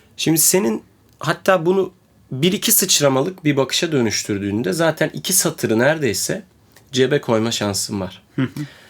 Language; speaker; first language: Turkish; native; Turkish